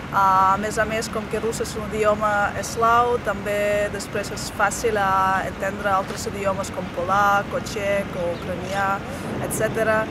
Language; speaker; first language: Catalan; non-native, fluent; Russian